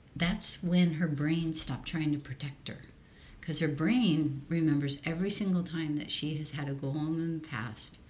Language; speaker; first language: English; early bilingual, other home language; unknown